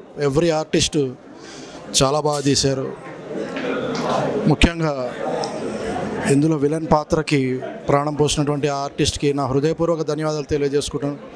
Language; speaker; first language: Telugu; native; Telugu